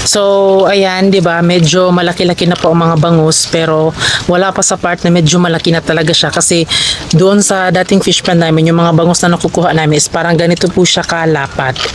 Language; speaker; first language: Filipino; non-native, local second language; Cebuano